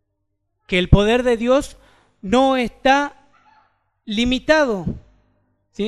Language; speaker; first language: Spanish; native; Spanish